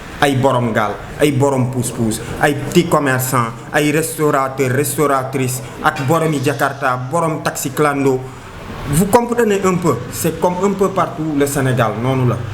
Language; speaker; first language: Wolof; native; Wolof